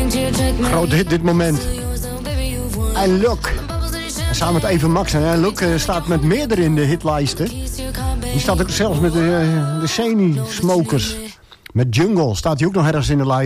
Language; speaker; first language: Dutch; native; Dutch